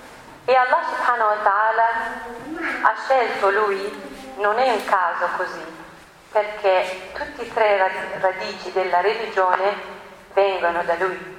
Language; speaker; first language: Italian; non-native, learner; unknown